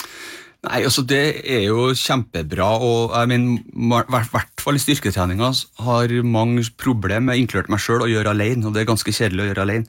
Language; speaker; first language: Norwegian; native; Norwegian